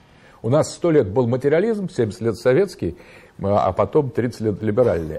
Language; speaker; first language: Russian; native; Russian